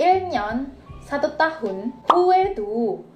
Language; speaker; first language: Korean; non-native, fluent; Indonesian